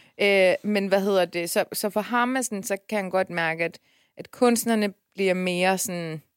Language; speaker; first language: Danish; early bilingual, other home language; Persian